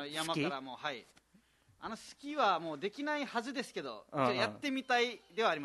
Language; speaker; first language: Japanese; non-native, fluent; Nepali